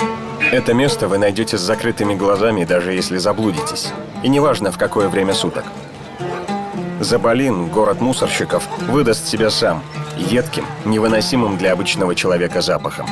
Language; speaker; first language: Russian; native; Russian